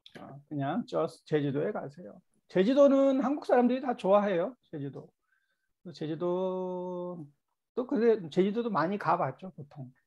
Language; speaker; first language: Korean; native; Korean